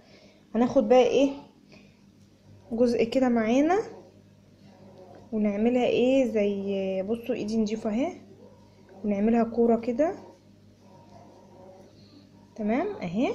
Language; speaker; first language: Arabic; native; Arabic